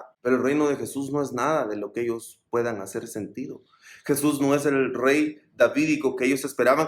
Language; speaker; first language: Spanish; native; Spanish